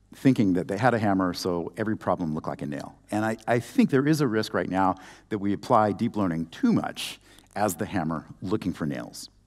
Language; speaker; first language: English; native; English